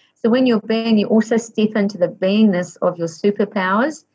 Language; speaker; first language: English; native; English